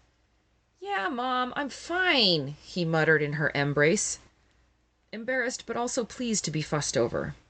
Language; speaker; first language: English; native; English